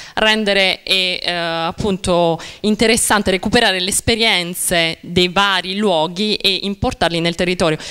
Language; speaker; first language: Italian; native; Italian